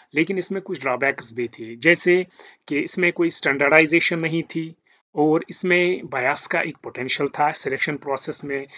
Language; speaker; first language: Hindi; native; Hindi